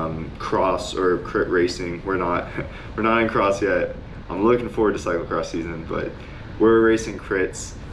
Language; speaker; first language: English; native; English